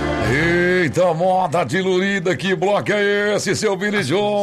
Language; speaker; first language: Portuguese; native; Portuguese